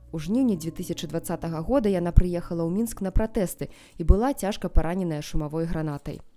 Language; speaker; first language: Belarusian; native; Belarusian